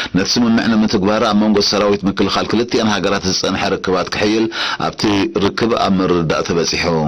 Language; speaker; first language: Tigrinya; native; Tigrinya